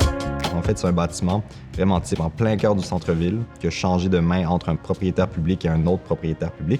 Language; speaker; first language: French; native; French